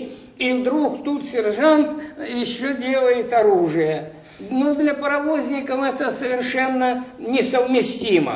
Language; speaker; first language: Russian; native; Russian